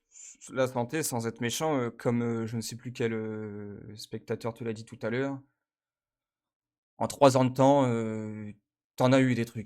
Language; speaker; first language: French; native; French